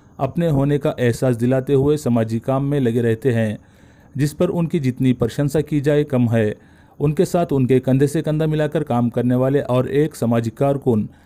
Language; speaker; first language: Hindi; non-native, local second language; Urdu